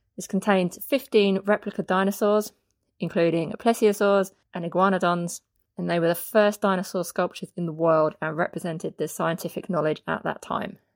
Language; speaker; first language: English; native; English